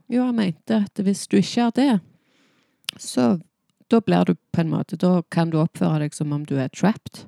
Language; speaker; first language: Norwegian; native; Norwegian